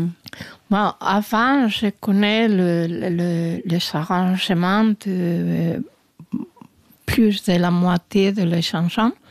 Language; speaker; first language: French; non-native, learner; Spanish